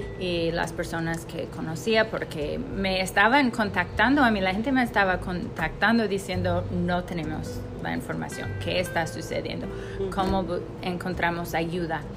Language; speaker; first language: Spanish; non-native, fluent; English